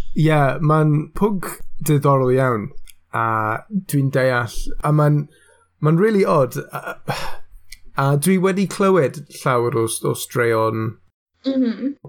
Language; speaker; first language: Welsh; non-native, local second language; English